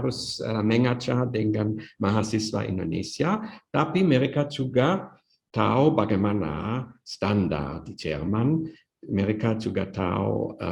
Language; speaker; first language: Indonesian; non-native, fluent; German